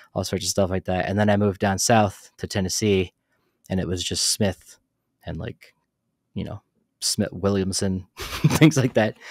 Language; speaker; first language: English; native; English